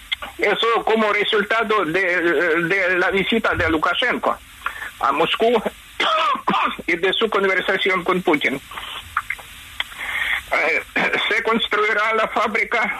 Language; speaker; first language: Spanish; non-native, fluent; Ukrainian